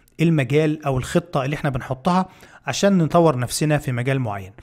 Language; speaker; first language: Arabic; native; Arabic